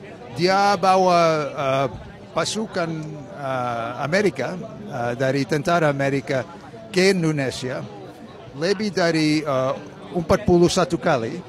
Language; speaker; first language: Indonesian; non-native, fluent; English